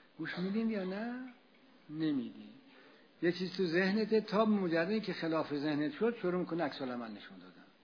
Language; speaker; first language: Persian; native; Persian